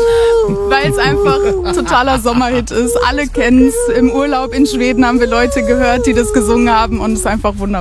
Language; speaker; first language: German; native; German